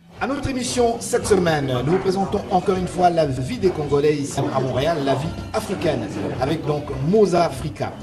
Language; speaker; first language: French; non-native, local second language; Lingala